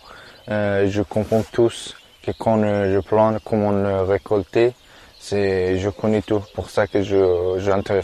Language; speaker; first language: French; non-native, learner; Persian